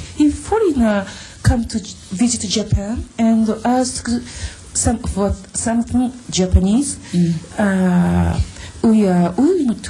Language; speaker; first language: English; non-native, learner; Japanese